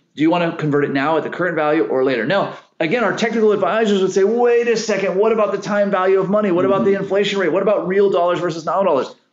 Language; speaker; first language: English; native; English